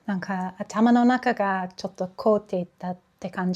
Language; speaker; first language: Japanese; non-native, learner; English